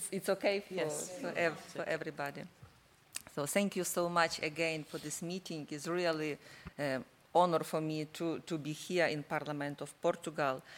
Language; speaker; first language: English; non-native, learner; Ukrainian